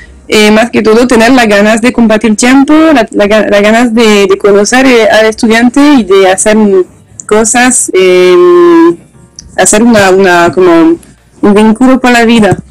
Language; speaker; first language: Spanish; non-native, learner; French